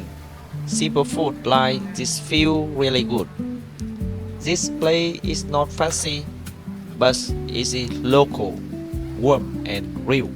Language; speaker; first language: English; non-native, fluent; Vietnamese